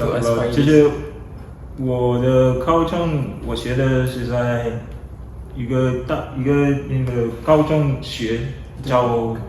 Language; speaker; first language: Chinese; non-native, learner; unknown